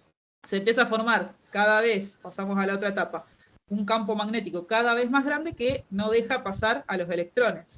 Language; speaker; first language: Spanish; native; Spanish